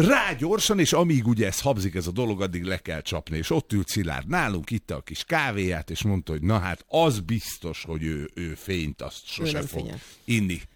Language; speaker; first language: Hungarian; native; Hungarian